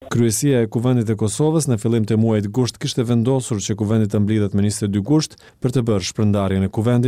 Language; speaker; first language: Albanian; native; Albanian